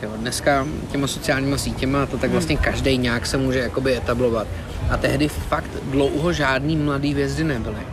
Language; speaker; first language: Czech; native; Czech